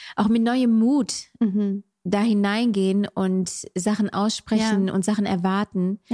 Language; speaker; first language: German; non-native, fluent; French